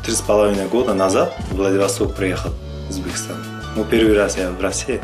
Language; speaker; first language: Russian; non-native, learner; Uzbek